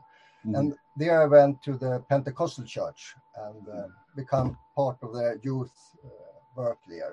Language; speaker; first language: English; non-native, fluent; Swedish